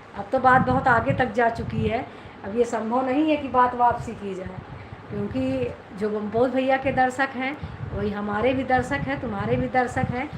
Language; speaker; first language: Hindi; native; Hindi